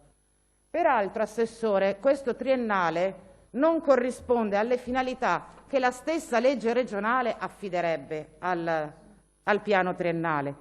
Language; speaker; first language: Italian; native; Italian